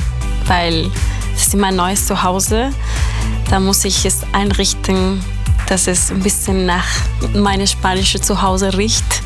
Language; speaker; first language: German; non-native, fluent; Spanish